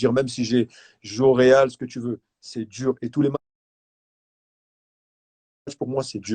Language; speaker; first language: French; native; French